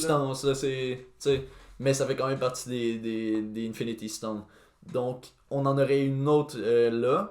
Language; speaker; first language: French; native; French